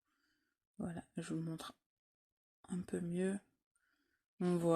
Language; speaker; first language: French; native; French